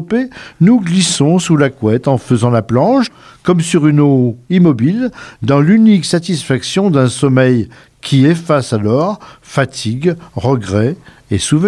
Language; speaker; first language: French; native; French